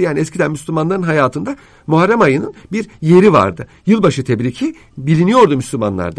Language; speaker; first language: Turkish; native; Turkish